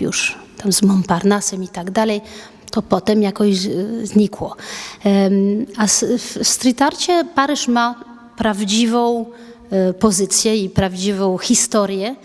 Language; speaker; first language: Polish; early bilingual, heritage; French